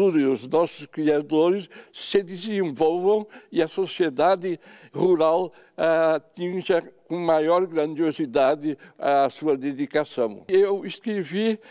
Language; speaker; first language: Portuguese; native; Portuguese